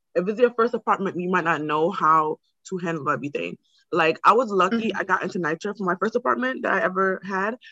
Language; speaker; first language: English; native; English